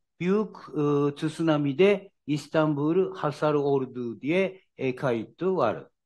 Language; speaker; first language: Turkish; non-native, learner; Japanese